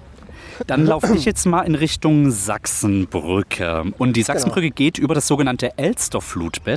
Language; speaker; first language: German; native; German